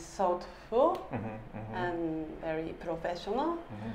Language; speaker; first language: English; non-native, learner; Japanese